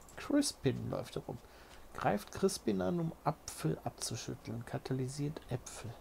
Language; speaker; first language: German; native; German